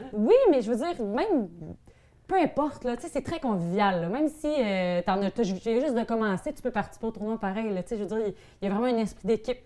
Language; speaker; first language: French; native; French